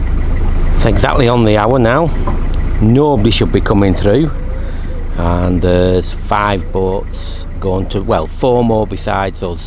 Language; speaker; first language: English; native; English